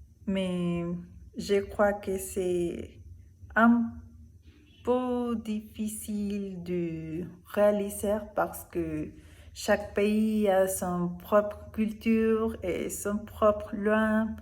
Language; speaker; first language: French; non-native, learner; Spanish